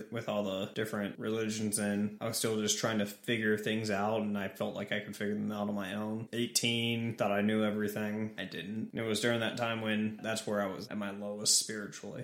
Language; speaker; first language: English; native; English